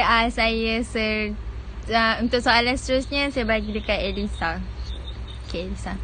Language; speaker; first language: Malay; native; Malay